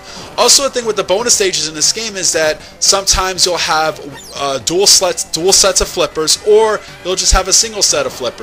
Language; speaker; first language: English; native; English